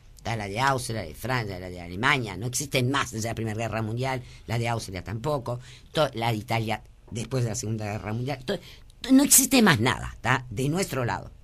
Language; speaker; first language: Spanish; early bilingual, other home language; French